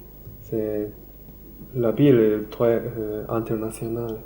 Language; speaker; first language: French; non-native, learner; Japanese